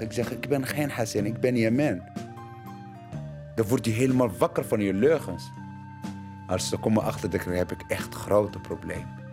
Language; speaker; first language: Dutch; non-native, learner; Arabic